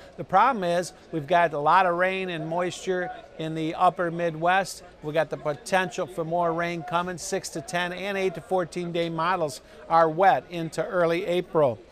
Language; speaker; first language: English; native; English